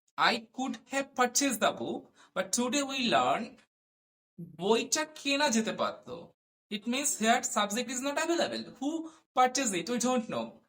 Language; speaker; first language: English; non-native, local second language; Bangla